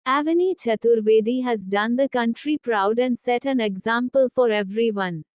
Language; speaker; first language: English; non-native, local second language; Hindi